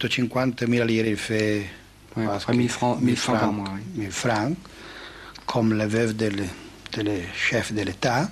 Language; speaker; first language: French; non-native, learner; Italian